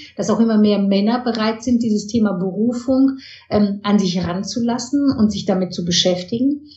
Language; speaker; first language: German; early bilingual, heritage; German